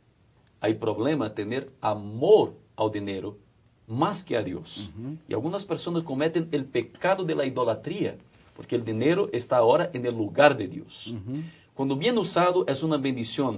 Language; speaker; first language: Spanish; non-native, fluent; Portuguese